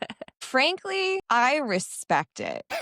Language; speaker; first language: English; native; English